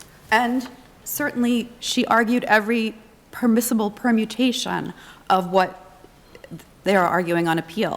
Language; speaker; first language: English; native; English